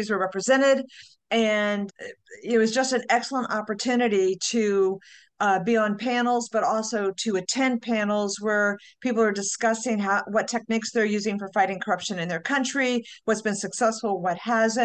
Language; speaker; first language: English; native; English